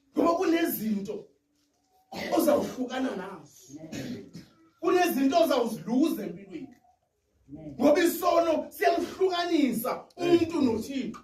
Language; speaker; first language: Zulu; non-native, local second language; Xhosa